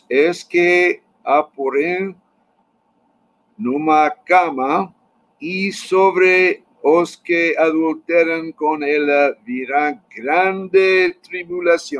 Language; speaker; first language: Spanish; non-native, fluent; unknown